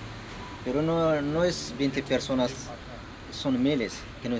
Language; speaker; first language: Spanish; non-native, learner; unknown